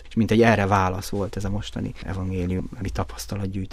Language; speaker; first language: Hungarian; native; Hungarian